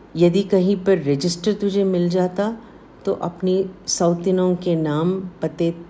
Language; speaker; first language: Hindi; non-native, local second language; Tamil